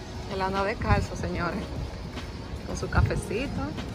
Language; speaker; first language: Spanish; early bilingual, heritage; Spanish